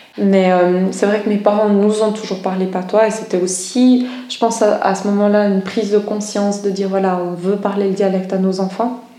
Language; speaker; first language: French; non-native, local second language; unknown